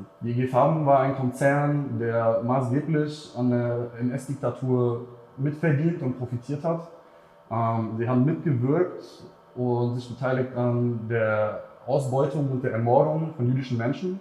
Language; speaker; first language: German; native; German